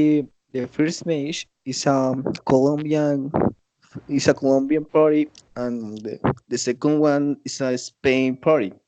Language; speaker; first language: English; non-native, learner; Spanish